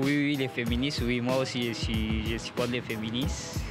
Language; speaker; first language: French; non-native, learner; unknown